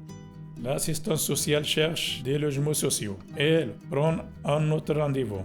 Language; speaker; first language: French; non-native, learner; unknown